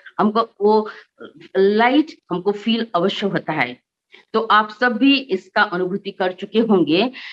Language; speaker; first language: Hindi; non-native, local second language; Nepali